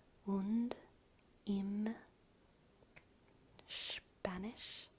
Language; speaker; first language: German; non-native, learner; English